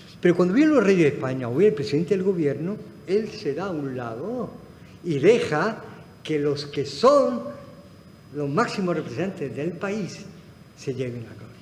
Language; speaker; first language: Spanish; non-native, fluent; Arabic